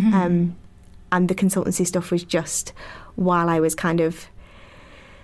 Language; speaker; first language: English; native; English